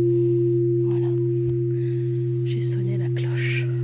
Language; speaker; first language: French; native; French